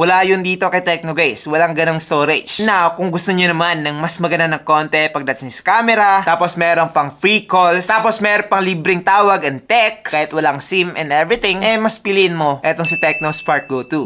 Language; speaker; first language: Filipino; native; Filipino